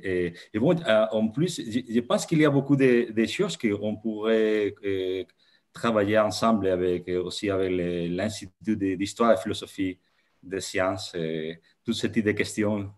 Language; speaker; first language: French; non-native, fluent; Catalan